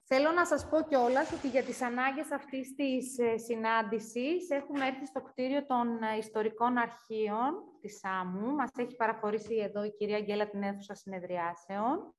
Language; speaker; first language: Greek; native; Greek